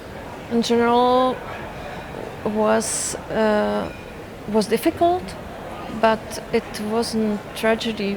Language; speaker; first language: English; non-native, fluent; Czech